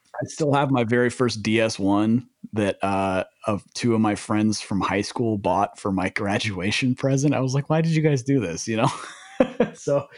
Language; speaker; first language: English; early bilingual, other home language; Italian